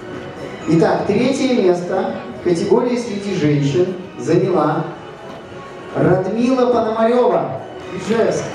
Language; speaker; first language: Russian; native; Russian